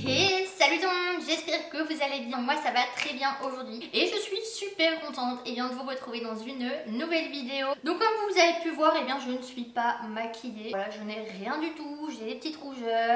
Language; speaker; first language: French; native; French